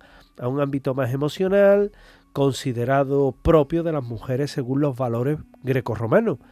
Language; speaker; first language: Spanish; native; Spanish